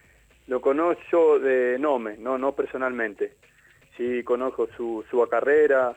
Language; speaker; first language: Italian; non-native, learner; Spanish